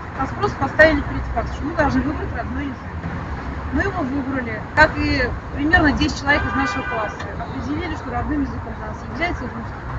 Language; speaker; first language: Russian; native; Russian